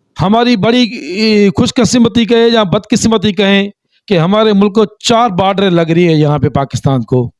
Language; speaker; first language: Urdu; non-native, local second language; Sindhi